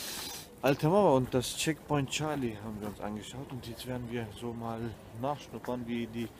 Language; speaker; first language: German; non-native, fluent; Turkish